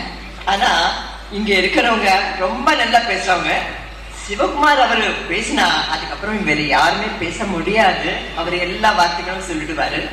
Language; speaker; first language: Tamil; non-native, local second language; Telugu